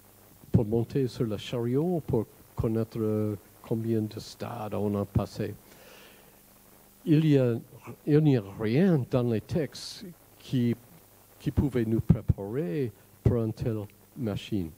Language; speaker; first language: French; non-native, fluent; English